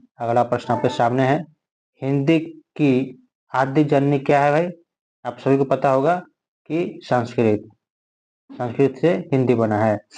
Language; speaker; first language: Hindi; native; Hindi